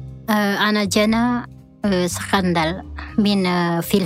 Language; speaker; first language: Arabic; non-native, learner; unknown